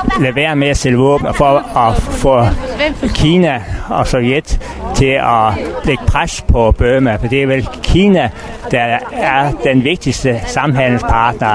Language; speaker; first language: Danish; native; Danish